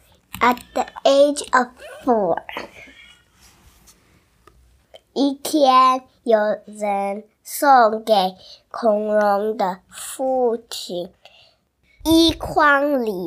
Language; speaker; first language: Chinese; early bilingual, heritage; Chinese